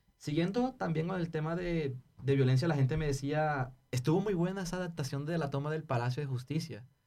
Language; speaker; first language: Spanish; native; Spanish